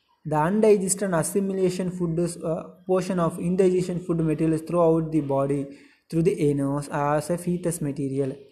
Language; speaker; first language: English; non-native, local second language; Tamil